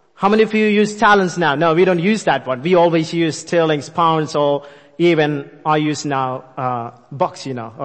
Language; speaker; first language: English; non-native, local second language; Malayalam